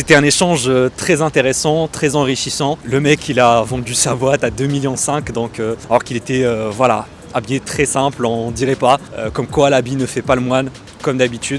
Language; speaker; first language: French; native; French